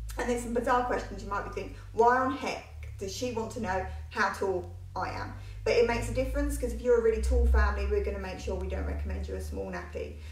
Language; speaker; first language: English; native; English